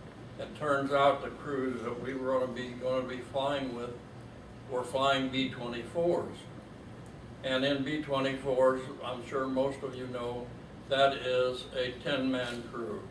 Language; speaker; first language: English; native; English